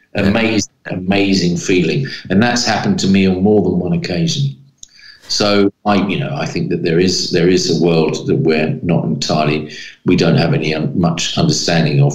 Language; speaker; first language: English; native; English